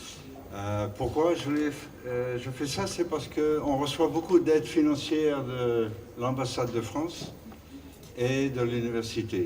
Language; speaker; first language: French; non-native, fluent; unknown